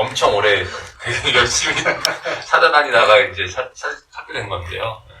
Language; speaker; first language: Korean; early bilingual, heritage; Korean